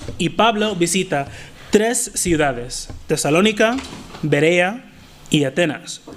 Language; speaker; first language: Spanish; non-native, fluent; English